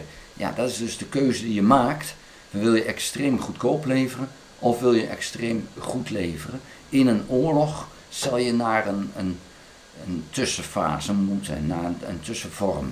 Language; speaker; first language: Dutch; native; Dutch